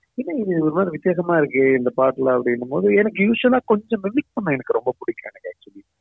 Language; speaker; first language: Tamil; native; Tamil